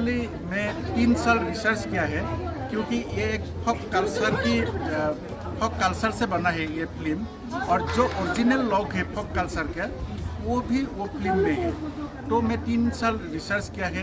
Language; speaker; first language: Hindi; non-native, local second language; Assamese